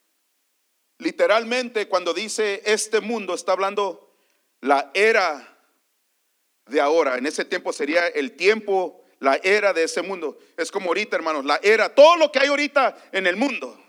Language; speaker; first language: Spanish; early bilingual, heritage; Spanish